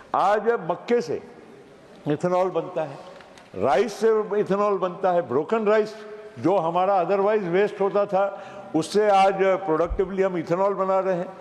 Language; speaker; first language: Hindi; non-native, local second language; Gujarati